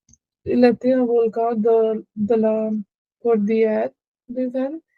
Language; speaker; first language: French; non-native, learner; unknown